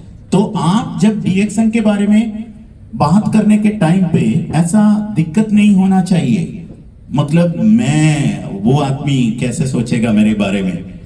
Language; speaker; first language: Hindi; non-native, learner; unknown